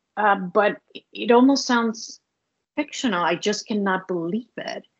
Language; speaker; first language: English; non-native, fluent; Spanish